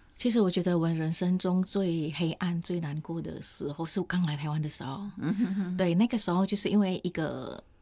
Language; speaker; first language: Chinese; non-native, fluent; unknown